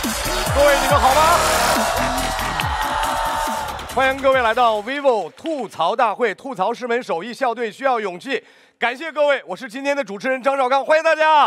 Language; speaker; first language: Chinese; native; Chinese